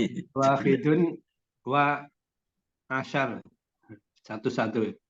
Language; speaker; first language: Arabic; non-native, learner; Indonesian